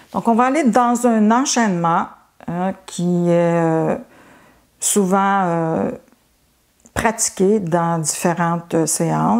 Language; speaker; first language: French; native; French